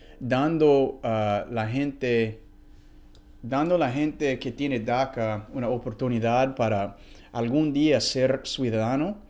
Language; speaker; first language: Spanish; non-native, fluent; English